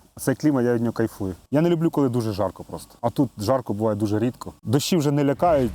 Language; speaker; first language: Ukrainian; native; Ukrainian